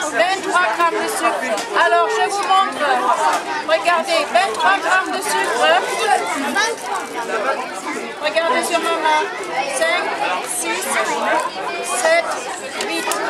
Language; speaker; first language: French; non-native, fluent; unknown